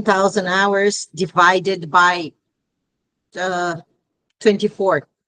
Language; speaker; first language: English; non-native, fluent; Portuguese